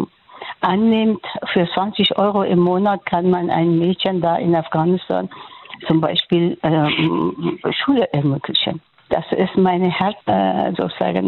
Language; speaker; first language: German; non-native, fluent; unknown